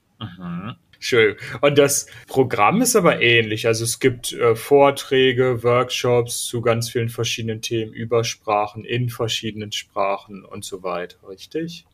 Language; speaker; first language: German; native; German